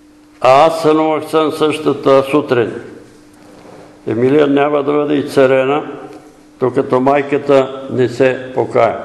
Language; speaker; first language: Bulgarian; native; Bulgarian